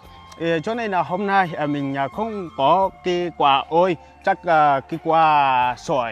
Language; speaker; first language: Vietnamese; non-native, learner; Portuguese